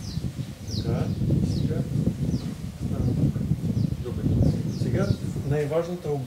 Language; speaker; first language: Bulgarian; non-native, learner; Russian